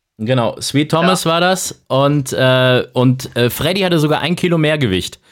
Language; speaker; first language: German; native; German